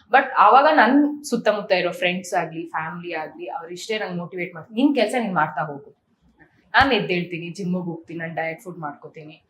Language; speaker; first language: Kannada; non-native, local second language; Kodava